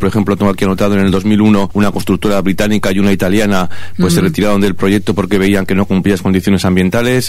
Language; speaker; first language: Spanish; native; Spanish